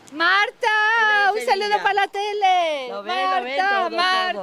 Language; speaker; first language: Spanish; native; Spanish